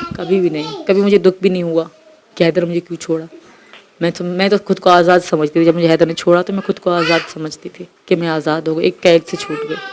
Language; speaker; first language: Urdu; non-native, local second language; Sindhi